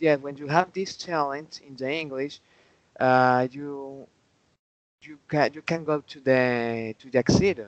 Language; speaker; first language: English; non-native, learner; Spanish